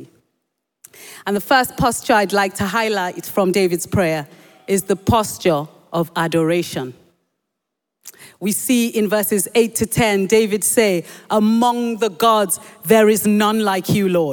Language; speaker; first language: English; non-native, local second language; Yoruba